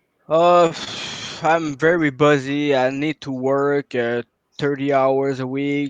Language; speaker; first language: English; non-native, local second language; French